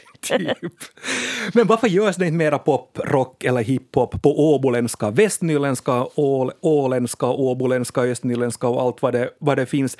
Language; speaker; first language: Swedish; native; Swedish